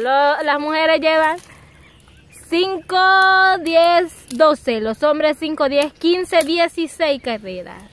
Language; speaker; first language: Spanish; native; Spanish